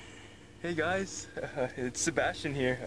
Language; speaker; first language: English; native; English